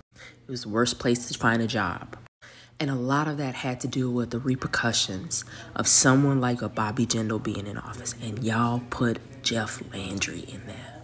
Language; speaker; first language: English; native; English